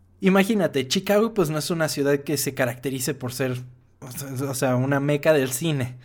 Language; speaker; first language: Spanish; non-native, fluent; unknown